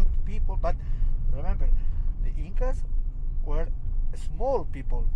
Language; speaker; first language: English; non-native, learner; Spanish